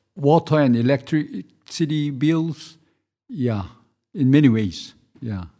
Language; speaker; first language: English; non-native, fluent; Korean